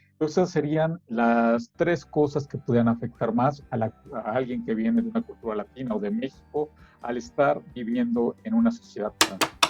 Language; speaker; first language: Spanish; native; Spanish